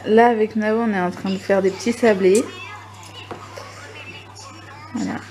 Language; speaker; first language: French; native; French